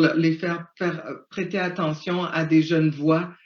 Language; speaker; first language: French; early bilingual, other home language; Haitian Creole